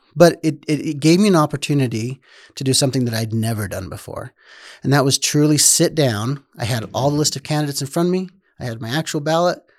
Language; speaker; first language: English; native; English